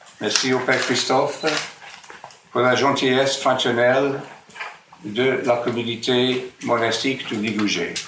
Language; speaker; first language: French; non-native, fluent; English